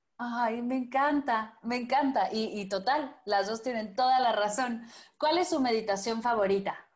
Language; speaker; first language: Spanish; native; Spanish